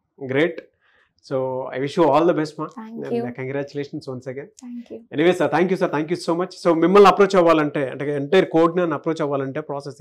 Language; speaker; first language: Telugu; native; Telugu